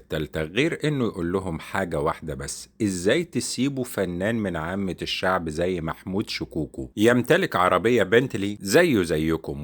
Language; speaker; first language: Arabic; native; Arabic